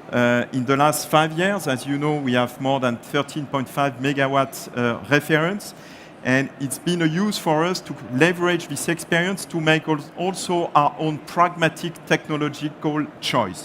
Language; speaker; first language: English; non-native, fluent; French